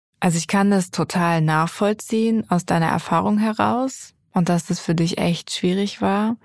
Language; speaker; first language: German; native; German